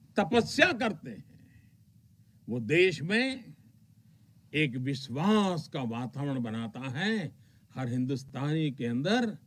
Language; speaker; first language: Hindi; non-native, local second language; Gujarati